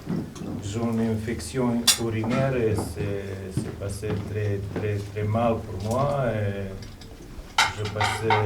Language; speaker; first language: French; non-native, local second language; Serbian